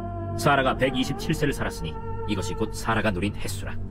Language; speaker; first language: Korean; native; Korean